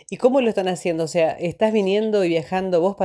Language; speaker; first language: Spanish; native; Spanish